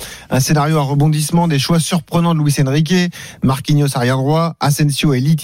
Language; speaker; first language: French; native; French